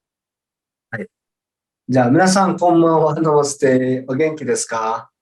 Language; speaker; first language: Japanese; non-native, fluent; Nepali